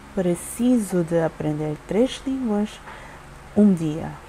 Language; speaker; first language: Portuguese; non-native, learner; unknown